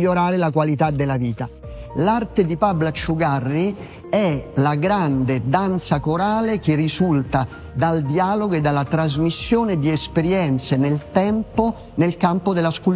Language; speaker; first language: Italian; native; Italian